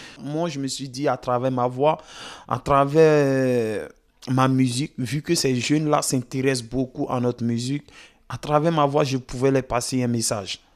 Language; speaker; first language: French; non-native, local second language; Dyula